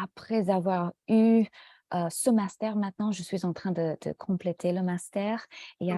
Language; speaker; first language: French; non-native, fluent; English